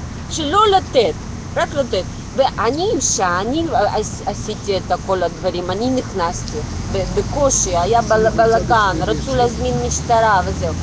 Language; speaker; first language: Hebrew; non-native, local second language; Russian